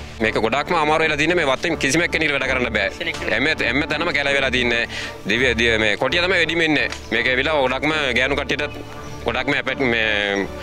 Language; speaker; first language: Sinhala; non-native, local second language; Tamil